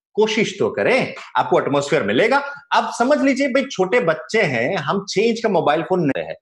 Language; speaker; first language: Hindi; non-native, local second language; Gujarati